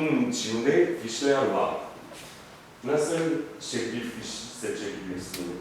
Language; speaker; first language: Turkish; non-native, fluent; French